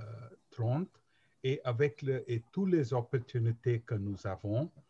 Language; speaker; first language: French; non-native, learner; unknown